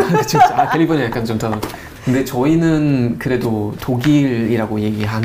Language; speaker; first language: Korean; non-native, fluent; German